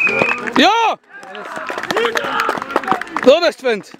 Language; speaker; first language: Dutch; native; Dutch